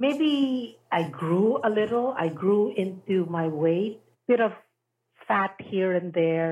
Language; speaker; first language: English; non-native, local second language; Filipino